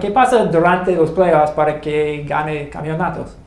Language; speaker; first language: Spanish; non-native, learner; English